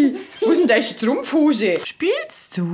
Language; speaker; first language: German; native; German